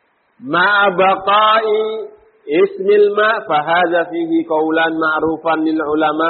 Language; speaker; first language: Arabic; non-native, fluent; Indonesian